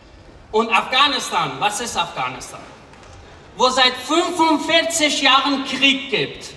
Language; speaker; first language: German; non-native, fluent; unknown